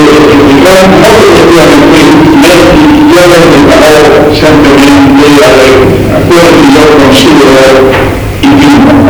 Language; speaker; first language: Italian; non-native, learner; Spanish